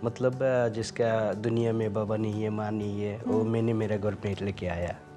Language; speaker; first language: Hindi; non-native, learner; Bangla